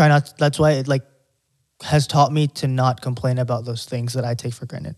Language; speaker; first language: English; non-native, local second language; Filipino